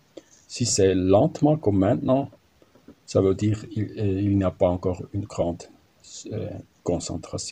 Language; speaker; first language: French; non-native, learner; German